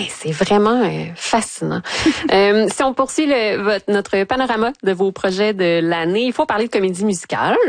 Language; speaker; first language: French; native; French